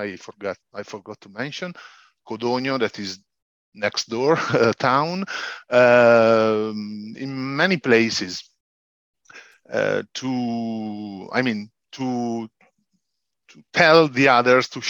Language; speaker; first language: English; non-native, fluent; Italian